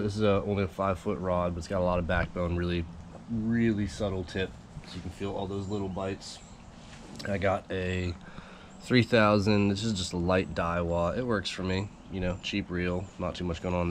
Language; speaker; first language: English; native; English